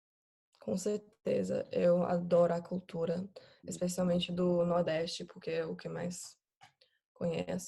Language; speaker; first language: Portuguese; non-native, fluent; English